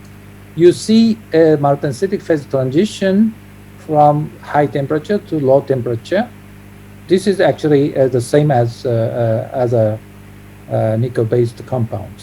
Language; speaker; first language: English; non-native, fluent; Japanese